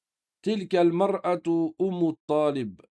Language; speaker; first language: Arabic; non-native, fluent; French